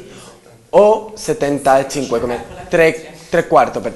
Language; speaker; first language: Italian; non-native, learner; Spanish